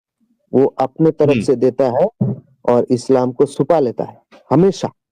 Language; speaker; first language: Hindi; non-native, local second language; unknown